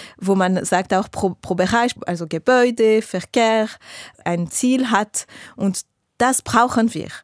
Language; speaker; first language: German; non-native, local second language; French